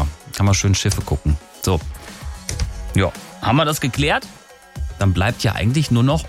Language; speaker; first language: German; native; German